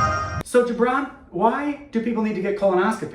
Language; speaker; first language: English; native; English